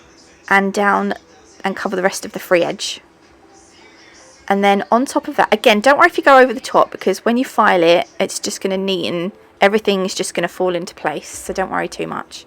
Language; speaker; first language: English; native; English